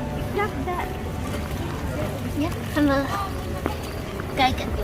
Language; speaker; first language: Dutch; non-native, learner; Thai